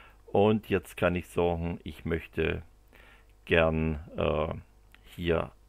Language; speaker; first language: German; native; German